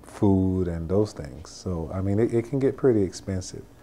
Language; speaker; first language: English; native; English